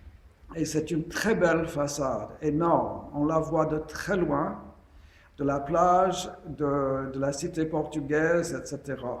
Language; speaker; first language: French; non-native, fluent; English